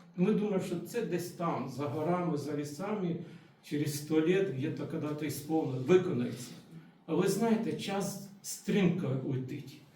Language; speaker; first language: Ukrainian; non-native, local second language; Russian